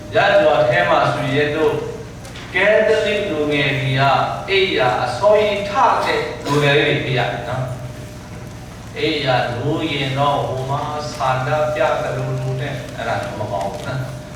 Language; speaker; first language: Burmese; non-native, local second language; Tedim Chin